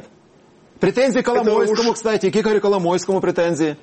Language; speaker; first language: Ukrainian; native; Ukrainian